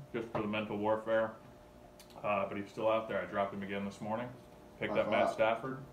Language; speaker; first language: English; native; English